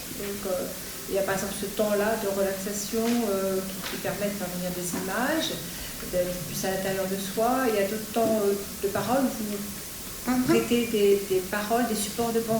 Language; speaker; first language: French; native; French